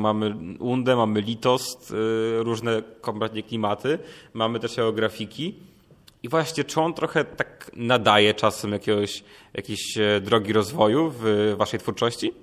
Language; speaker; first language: Polish; native; Polish